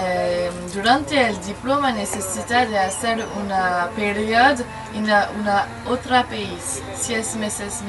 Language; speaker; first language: Spanish; non-native, learner; French